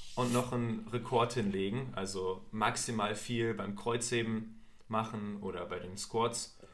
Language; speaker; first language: German; native; German